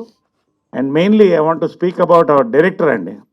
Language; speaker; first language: Telugu; native; Telugu